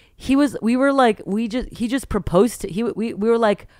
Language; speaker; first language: English; native; English